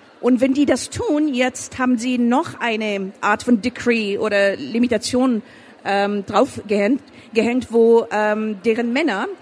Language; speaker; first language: German; non-native, fluent; Persian